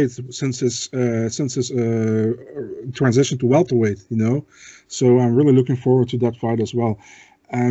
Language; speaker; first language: English; non-native, fluent; Dutch